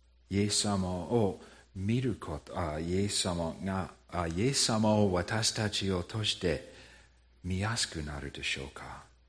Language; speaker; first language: Japanese; non-native, fluent; English